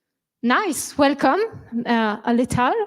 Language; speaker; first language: English; non-native, learner; French